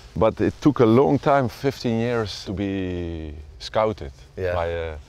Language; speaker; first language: English; non-native, fluent; Dutch